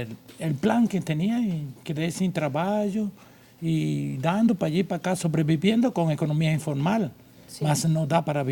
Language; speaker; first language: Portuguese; non-native, learner; Spanish